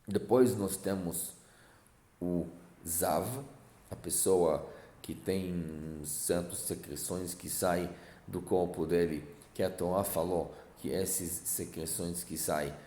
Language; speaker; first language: Portuguese; non-native, fluent; Hebrew